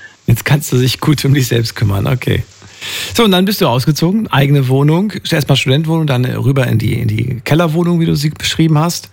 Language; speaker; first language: German; native; German